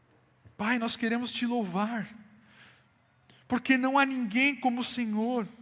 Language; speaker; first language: Portuguese; native; Portuguese